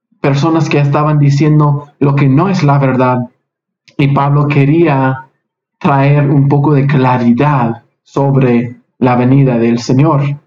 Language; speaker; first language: Spanish; non-native, fluent; English